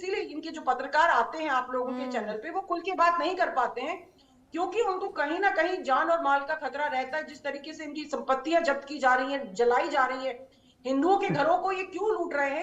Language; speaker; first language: Hindi; native; Hindi